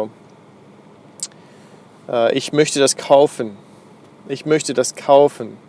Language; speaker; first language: German; non-native, fluent; English